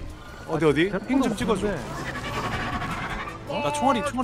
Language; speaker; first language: Korean; native; Korean